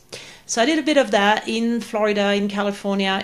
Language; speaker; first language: English; non-native, fluent; French